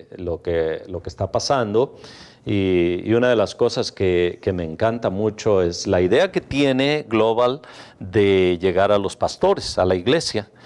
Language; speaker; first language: Spanish; native; Spanish